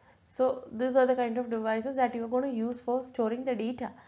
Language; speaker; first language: English; non-native, local second language; Malayalam